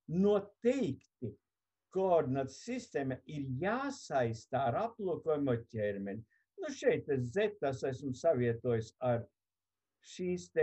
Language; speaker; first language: Latvian; native; Latvian